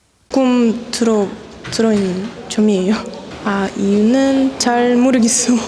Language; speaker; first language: Korean; non-native, learner; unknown